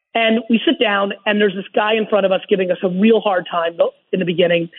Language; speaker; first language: English; early bilingual, other home language; Russian